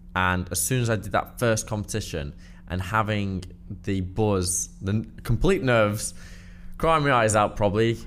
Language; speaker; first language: English; native; English